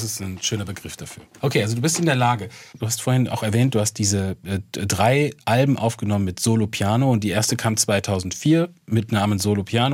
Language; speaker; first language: German; native; German